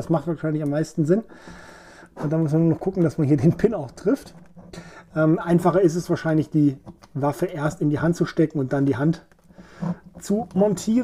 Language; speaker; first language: German; native; German